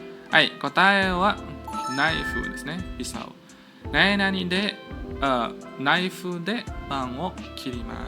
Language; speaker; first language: Japanese; non-native, fluent; Indonesian